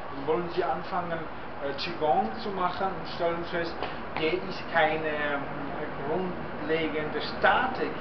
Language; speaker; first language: German; non-native, fluent; Czech